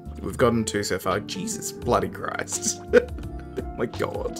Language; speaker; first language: English; native; English